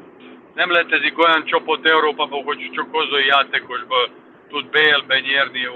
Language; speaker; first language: Hungarian; non-native, fluent; Serbian